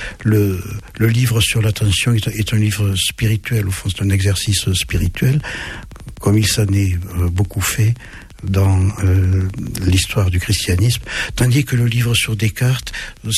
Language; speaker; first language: French; native; French